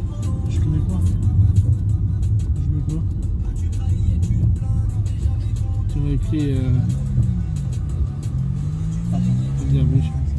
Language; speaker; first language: French; non-native, fluent; Urdu